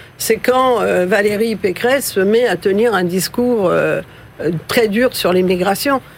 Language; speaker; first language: French; early bilingual, other home language; Spanish